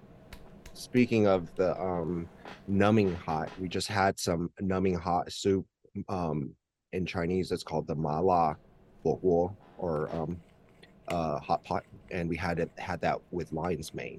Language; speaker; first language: English; early bilingual, other home language; Chinese